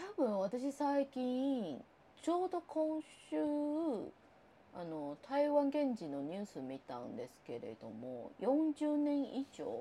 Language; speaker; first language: Japanese; non-native, fluent; Chinese